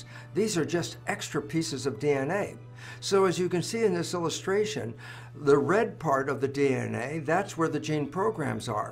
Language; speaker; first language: English; native; English